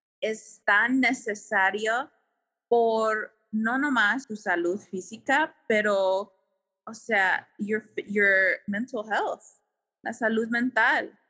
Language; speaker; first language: Spanish; early bilingual, heritage; Spanish